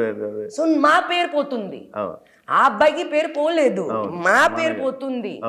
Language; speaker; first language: Telugu; non-native, learner; Hindi